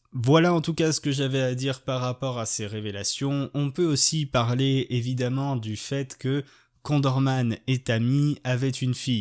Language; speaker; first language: French; native; French